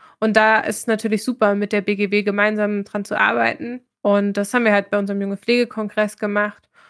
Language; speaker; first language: German; native; German